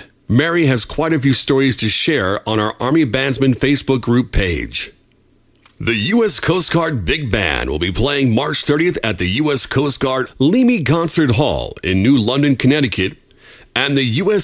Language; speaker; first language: English; native; English